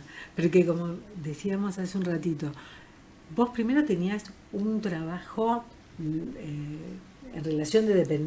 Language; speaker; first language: Spanish; native; Spanish